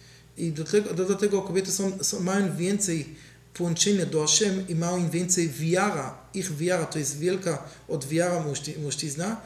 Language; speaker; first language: Polish; non-native, learner; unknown